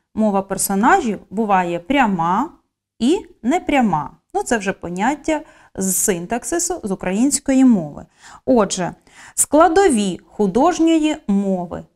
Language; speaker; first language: Ukrainian; native; Ukrainian